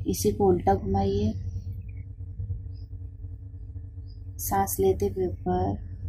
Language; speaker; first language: Hindi; native; Hindi